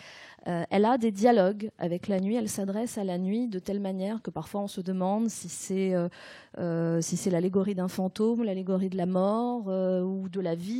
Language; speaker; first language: French; native; French